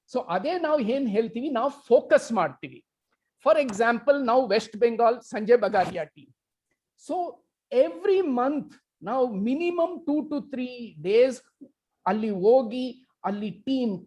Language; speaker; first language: Kannada; non-native, local second language; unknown